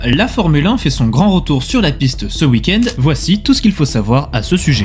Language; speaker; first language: French; native; French